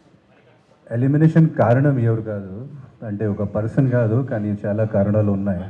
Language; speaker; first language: Telugu; non-native, local second language; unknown